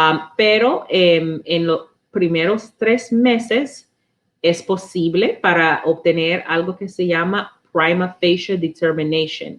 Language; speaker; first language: Spanish; non-native, learner; English